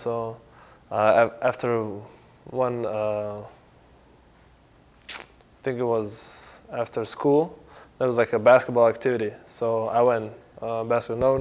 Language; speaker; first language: English; non-native, fluent; Slovenian